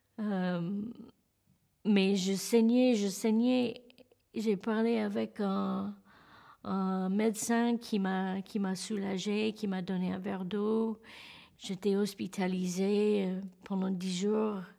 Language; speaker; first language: French; non-native, fluent; English